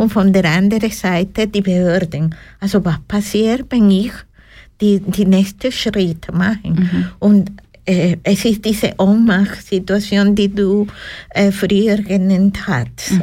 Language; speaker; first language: German; non-native, learner; Spanish